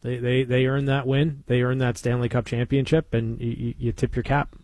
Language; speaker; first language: English; native; English